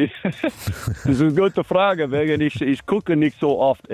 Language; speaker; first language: German; non-native, fluent; English